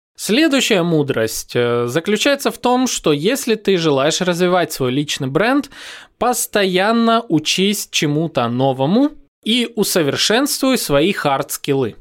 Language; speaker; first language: Russian; native; Russian